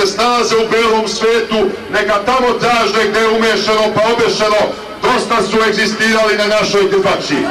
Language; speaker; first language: Bosnian; native; Bosnian